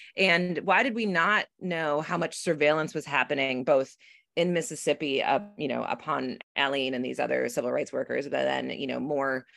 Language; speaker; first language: English; native; English